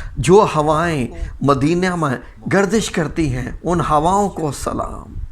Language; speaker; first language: Urdu; native; Urdu